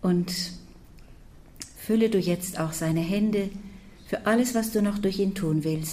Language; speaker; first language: German; native; German